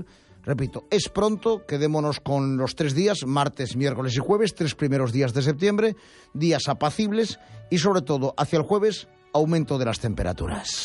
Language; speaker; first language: Spanish; native; Spanish